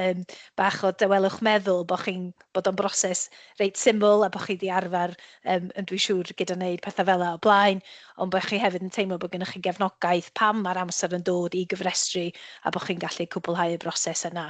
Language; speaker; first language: Welsh; native; Welsh